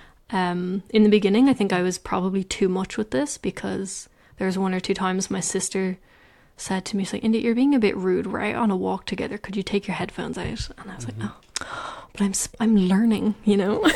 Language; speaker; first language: English; native; English